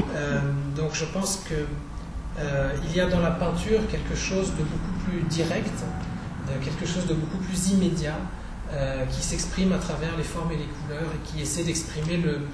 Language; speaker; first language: French; non-native, fluent; Czech